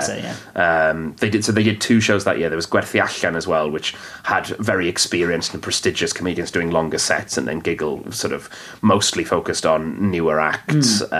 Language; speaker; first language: English; non-native, local second language; Welsh